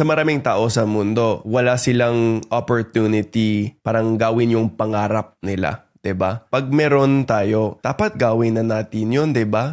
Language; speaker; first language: Filipino; non-native, fluent; English